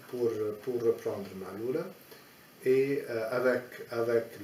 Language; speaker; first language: French; non-native, fluent; Aramaic